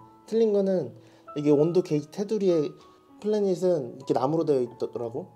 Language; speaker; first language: Korean; native; Korean